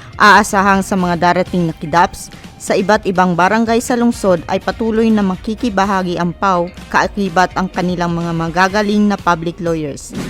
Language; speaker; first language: Filipino; non-native, local second language; Cebuano